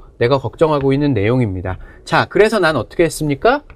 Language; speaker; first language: Korean; native; Korean